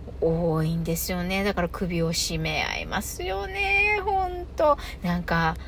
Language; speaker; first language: Japanese; native; Japanese